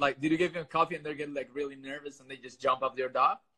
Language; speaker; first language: English; early bilingual, other home language; Spanish